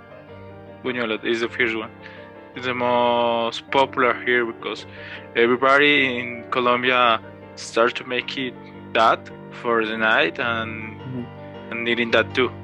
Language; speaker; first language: English; non-native, learner; Spanish